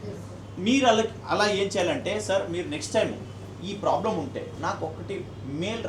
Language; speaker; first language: Telugu; non-native, learner; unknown